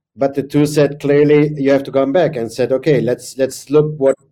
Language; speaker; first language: English; non-native, fluent; German